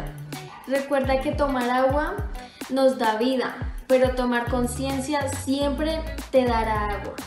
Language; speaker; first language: Spanish; native; Spanish